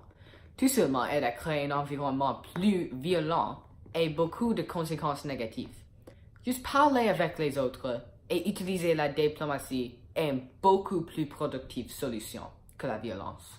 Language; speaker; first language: French; non-native, learner; English